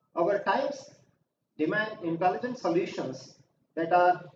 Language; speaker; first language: English; non-native, local second language; Hindi